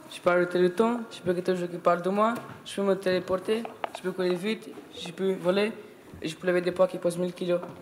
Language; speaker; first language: French; non-native, learner; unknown